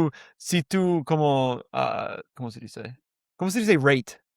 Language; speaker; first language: Spanish; non-native, learner; English